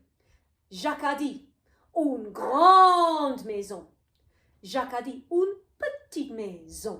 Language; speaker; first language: French; non-native, fluent; English